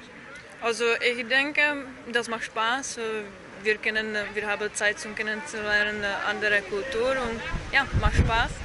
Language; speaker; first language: German; non-native, learner; Czech